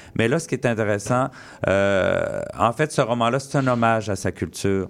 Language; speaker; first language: French; native; French